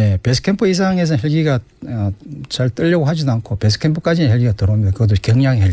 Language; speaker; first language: Korean; native; Korean